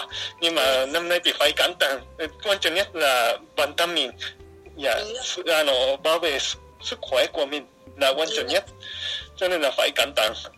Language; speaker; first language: Vietnamese; non-native, fluent; Japanese